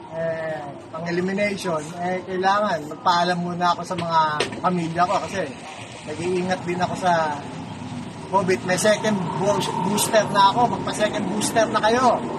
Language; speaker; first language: Filipino; native; Filipino